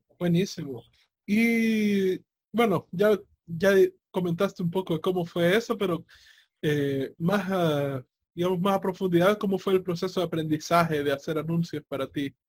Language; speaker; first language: Spanish; native; Spanish